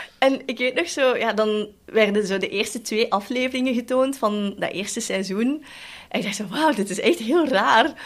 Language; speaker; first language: Dutch; early bilingual, other home language; Cantonese